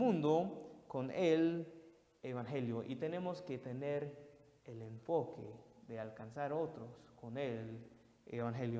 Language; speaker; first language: Spanish; non-native, fluent; English